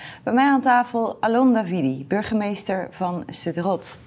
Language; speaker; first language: Dutch; native; Dutch